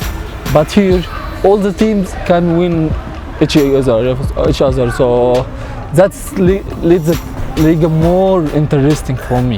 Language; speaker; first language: English; non-native, learner; Arabic